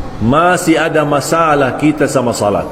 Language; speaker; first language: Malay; non-native, fluent; Arabic